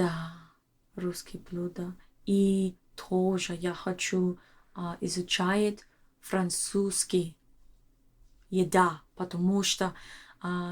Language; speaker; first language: Russian; non-native, learner; English